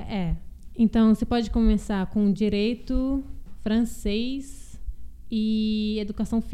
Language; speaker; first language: Portuguese; early bilingual, heritage; Portuguese